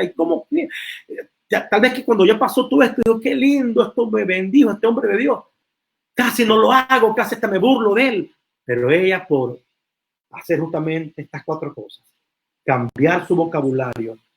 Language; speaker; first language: Spanish; native; Spanish